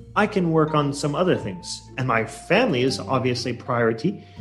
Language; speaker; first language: English; native; English